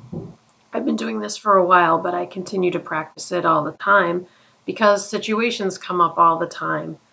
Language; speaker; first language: English; native; English